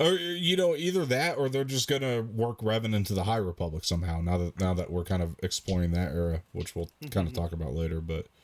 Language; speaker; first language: English; native; English